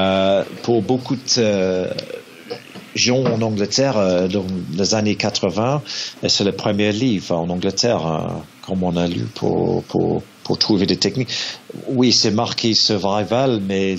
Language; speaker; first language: French; non-native, learner; English